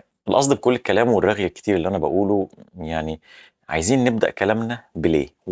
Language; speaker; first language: Arabic; native; Arabic